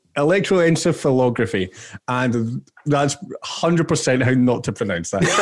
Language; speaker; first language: English; native; English